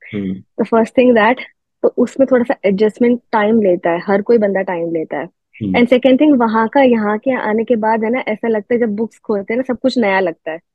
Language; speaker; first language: Hindi; non-native, local second language; Gujarati